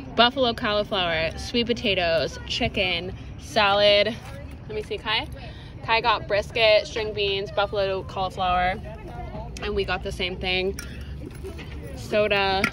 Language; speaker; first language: English; native; English